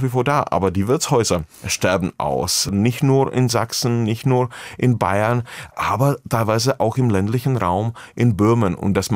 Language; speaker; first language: German; non-native, fluent; Czech